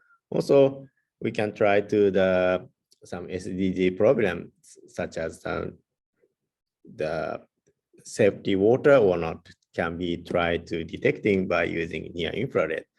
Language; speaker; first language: English; non-native, learner; Japanese